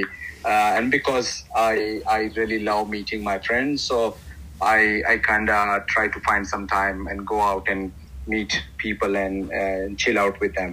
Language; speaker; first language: English; non-native, local second language; Pashto